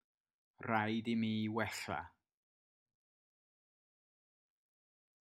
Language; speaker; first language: Welsh; non-native, learner; English